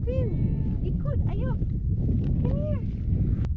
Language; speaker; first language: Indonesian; non-native, learner; English